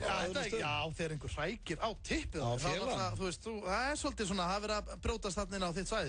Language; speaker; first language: Icelandic; native; Icelandic